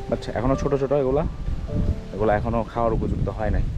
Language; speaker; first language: Bangla; native; Bangla